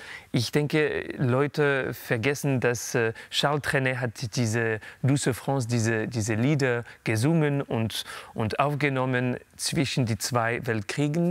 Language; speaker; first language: German; non-native, fluent; French